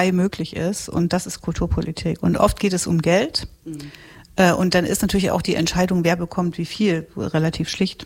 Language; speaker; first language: German; native; German